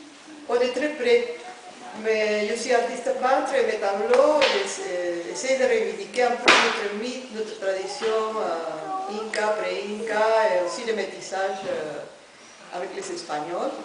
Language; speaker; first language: French; non-native, fluent; Spanish